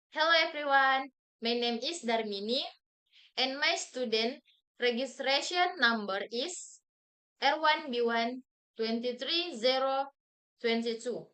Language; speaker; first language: English; non-native, learner; Indonesian